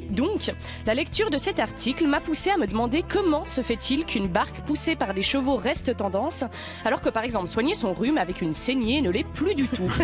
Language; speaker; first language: French; native; French